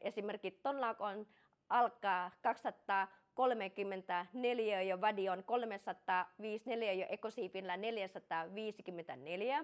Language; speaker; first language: Finnish; non-native, learner; Thai